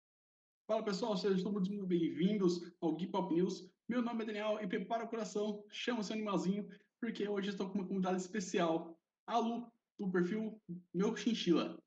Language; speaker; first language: Portuguese; native; Portuguese